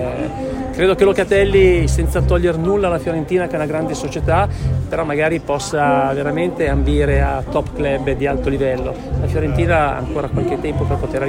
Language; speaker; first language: Italian; native; Italian